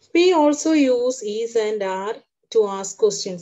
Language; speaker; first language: English; non-native, local second language; Malayalam